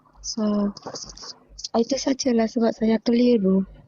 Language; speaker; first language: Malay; non-native, local second language; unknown